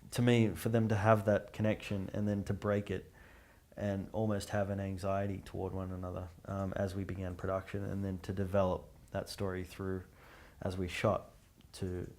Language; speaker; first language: English; native; English